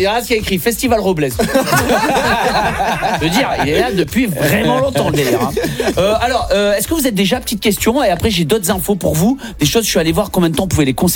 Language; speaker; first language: French; native; French